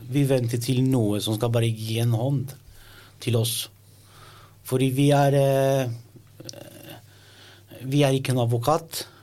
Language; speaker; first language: Norwegian; non-native, learner; Italian